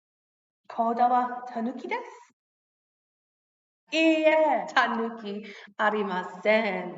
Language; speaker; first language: Japanese; non-native, learner; English